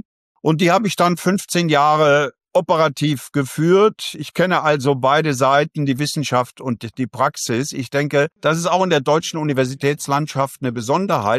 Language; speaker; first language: German; native; German